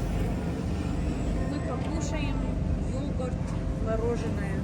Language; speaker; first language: Russian; non-native, learner; English